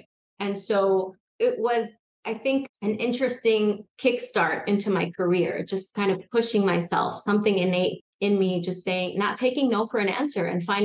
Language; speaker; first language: English; native; English